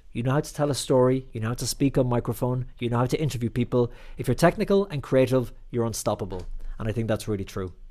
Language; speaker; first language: English; native; English